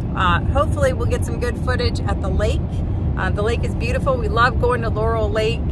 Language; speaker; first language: English; native; English